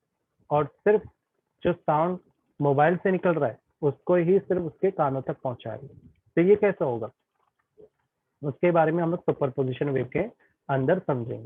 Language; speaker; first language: Hindi; native; Hindi